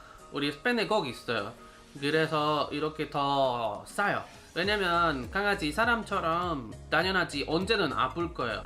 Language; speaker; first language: Korean; non-native, learner; Spanish